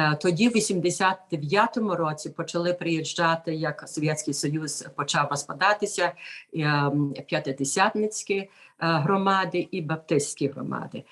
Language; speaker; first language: Ukrainian; early bilingual, heritage; Ukrainian